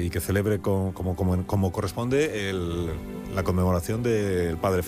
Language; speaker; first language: Spanish; native; Spanish